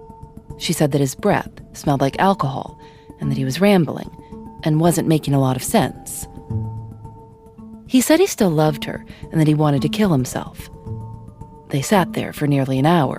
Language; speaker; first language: English; native; English